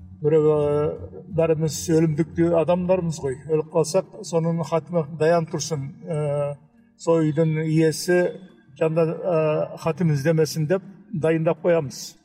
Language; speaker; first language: Kazakh; early bilingual, heritage; Kazakh